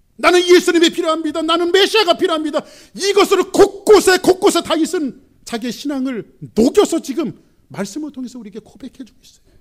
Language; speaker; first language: Korean; native; Korean